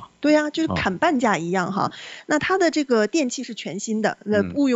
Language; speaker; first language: Chinese; native; Chinese